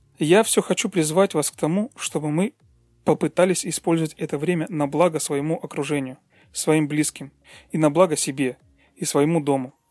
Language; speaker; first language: Russian; native; Russian